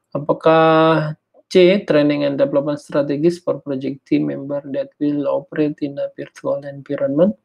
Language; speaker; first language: English; non-native, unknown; Indonesian